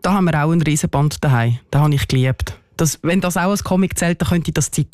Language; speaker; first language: German; native; German